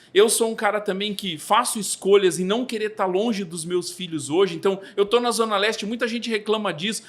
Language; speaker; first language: Portuguese; native; Portuguese